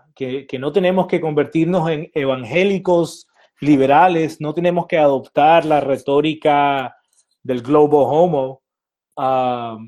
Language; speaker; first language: Spanish; early bilingual, heritage; Spanish